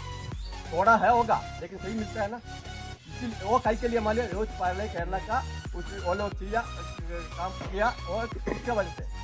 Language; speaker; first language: Hindi; non-native, local second language; Malayalam